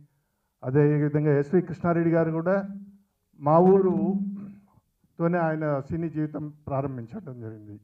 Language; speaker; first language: Telugu; native; Telugu